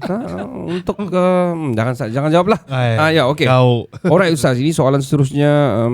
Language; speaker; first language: Malay; native; Malay